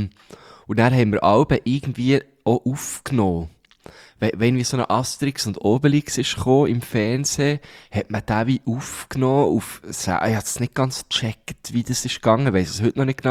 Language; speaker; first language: German; native; German